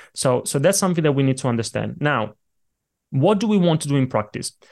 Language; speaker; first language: English; non-native, fluent; Italian